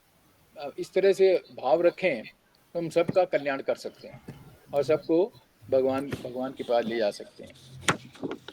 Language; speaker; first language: Hindi; native; Hindi